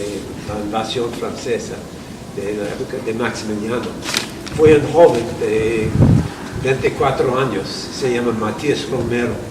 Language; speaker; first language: Spanish; non-native, fluent; English